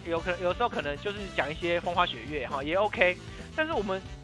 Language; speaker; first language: Chinese; native; Chinese